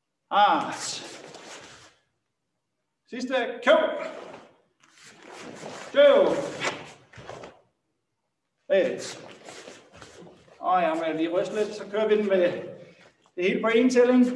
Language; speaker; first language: Danish; native; Danish